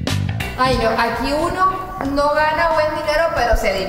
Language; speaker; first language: Spanish; native; Spanish